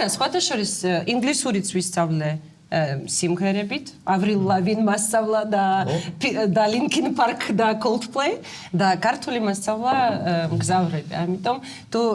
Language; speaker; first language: Georgian; non-native, fluent; Russian